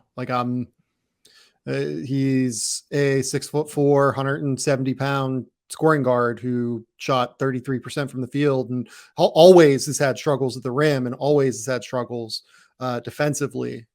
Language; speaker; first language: English; native; English